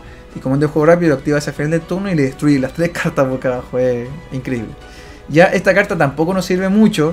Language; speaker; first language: Spanish; native; Spanish